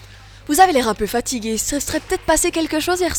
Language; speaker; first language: French; native; French